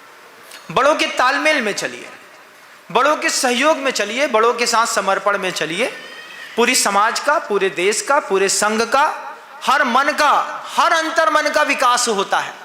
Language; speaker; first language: Hindi; native; Hindi